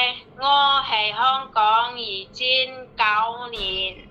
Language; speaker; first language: Cantonese; non-native, learner; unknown